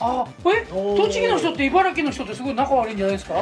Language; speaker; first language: Japanese; native; Japanese